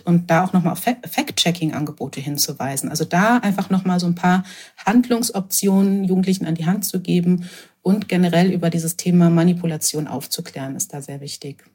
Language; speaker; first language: German; native; German